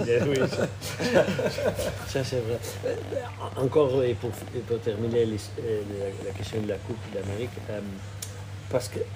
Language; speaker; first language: French; non-native, fluent; Portuguese